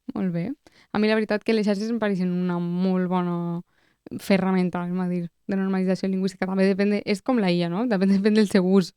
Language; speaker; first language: Catalan; native; Catalan